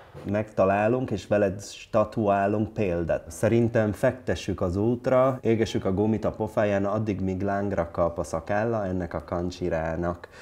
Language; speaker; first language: Hungarian; non-native, fluent; Italian